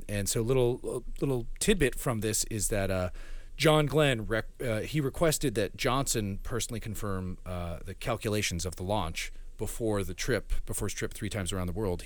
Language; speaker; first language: English; early bilingual, other home language; Spanish